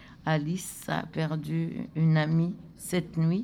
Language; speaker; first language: French; non-native, local second language; Innu-aimun